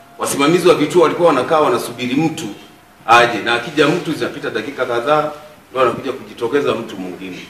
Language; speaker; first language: Swahili; native; Swahili